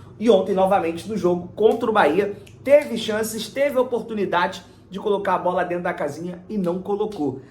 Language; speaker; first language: Portuguese; native; Portuguese